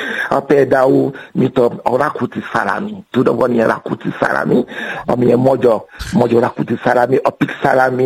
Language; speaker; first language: Hungarian; non-native, learner; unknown